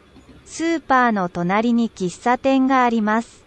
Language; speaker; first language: Japanese; non-native, learner; Vietnamese